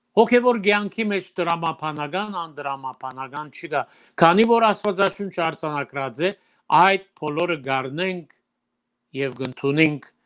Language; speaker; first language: Armenian; early bilingual, heritage; Armenian